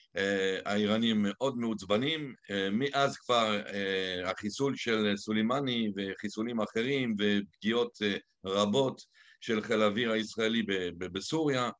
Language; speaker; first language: Hebrew; native; Hebrew